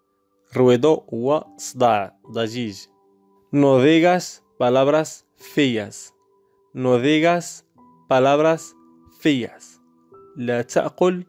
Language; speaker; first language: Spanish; non-native, learner; Arabic